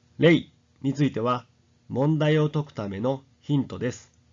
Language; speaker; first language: Japanese; native; Japanese